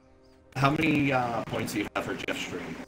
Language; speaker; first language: English; native; English